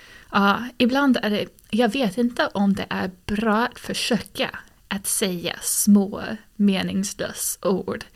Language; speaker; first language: Swedish; non-native, fluent; English